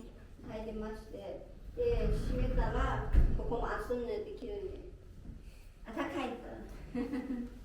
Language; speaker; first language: Japanese; non-native, learner; Korean